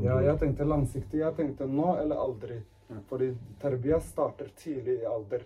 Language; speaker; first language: Norwegian; early bilingual, other home language; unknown